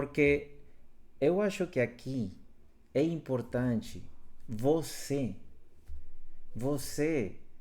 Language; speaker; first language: Portuguese; non-native, fluent; Spanish